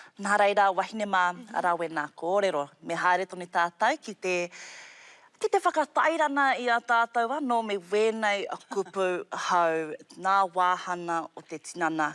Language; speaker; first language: Māori; native; Māori